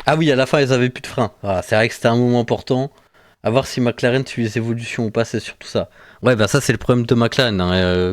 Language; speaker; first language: French; native; French